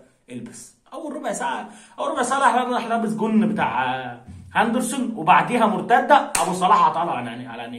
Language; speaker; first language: Arabic; native; Arabic